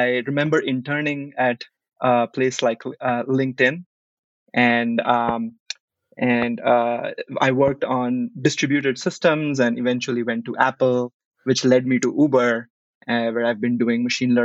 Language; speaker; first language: English; non-native, local second language; Hindi